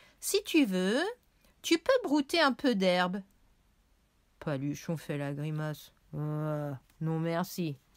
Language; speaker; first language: French; native; French